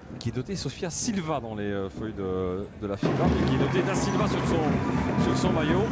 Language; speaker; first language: French; native; French